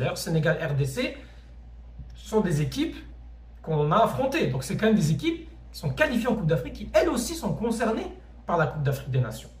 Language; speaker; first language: French; native; French